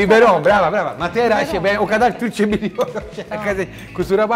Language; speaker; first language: Turkish; non-native, learner; Italian